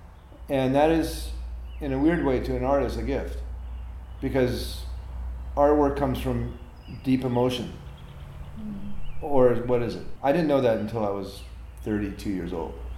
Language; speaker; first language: English; native; English